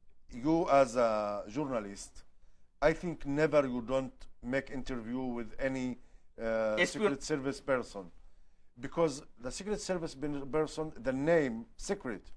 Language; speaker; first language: English; non-native, learner; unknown